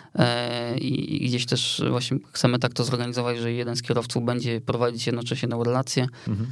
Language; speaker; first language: Polish; native; Polish